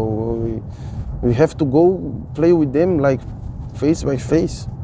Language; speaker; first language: English; non-native, fluent; Portuguese